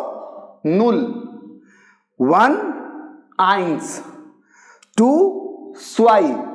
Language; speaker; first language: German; non-native, learner; Hindi